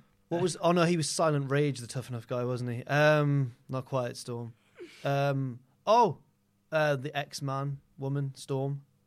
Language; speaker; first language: English; native; English